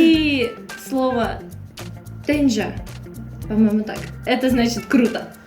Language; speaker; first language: Russian; native; Russian